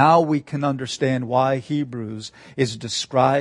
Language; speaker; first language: English; native; English